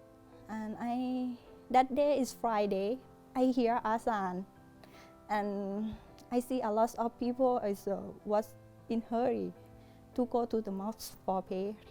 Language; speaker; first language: English; non-native, learner; Thai